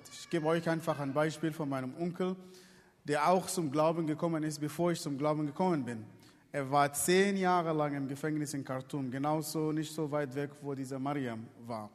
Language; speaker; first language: German; non-native, fluent; Arabic